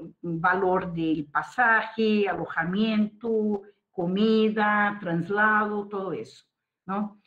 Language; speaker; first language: Spanish; non-native, fluent; Portuguese